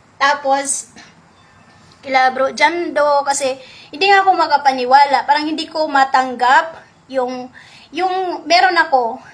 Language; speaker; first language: Filipino; non-native, local second language; Cebuano